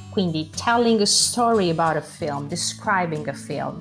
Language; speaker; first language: English; non-native, fluent; Italian